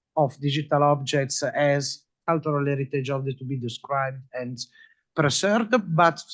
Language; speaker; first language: English; non-native, fluent; Italian